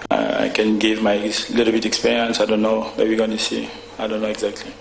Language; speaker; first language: English; non-native, learner; French